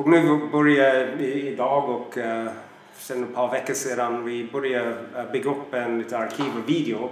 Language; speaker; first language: Swedish; non-native, fluent; English